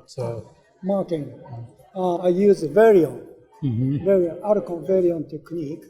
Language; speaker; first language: English; non-native, learner; Japanese